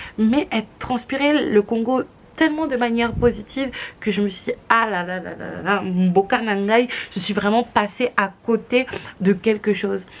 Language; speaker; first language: French; native; French